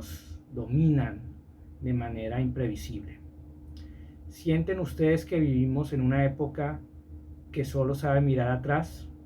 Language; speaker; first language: Spanish; native; Spanish